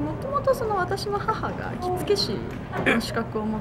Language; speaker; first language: Japanese; native; Japanese